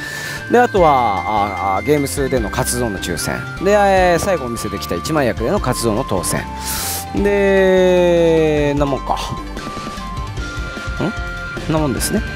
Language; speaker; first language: Japanese; native; Japanese